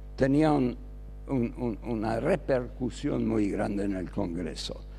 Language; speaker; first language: Spanish; early bilingual, other home language; German